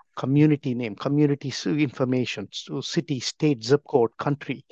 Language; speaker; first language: English; non-native, local second language; Tamil